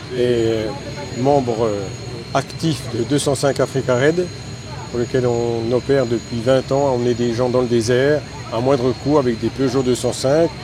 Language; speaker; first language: French; native; French